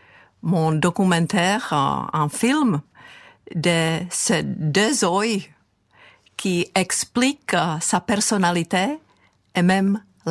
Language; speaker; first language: French; non-native, fluent; Czech